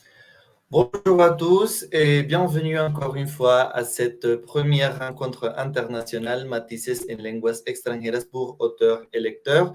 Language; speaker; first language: French; non-native, fluent; Spanish